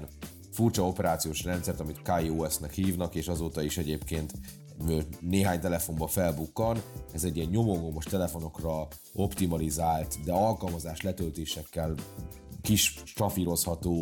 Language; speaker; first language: Hungarian; native; Hungarian